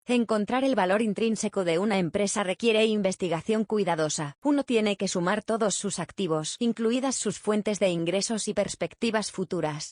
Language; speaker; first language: Spanish; native; Spanish